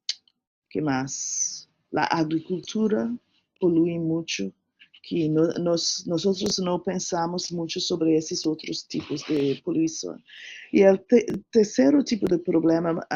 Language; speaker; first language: Spanish; non-native, learner; English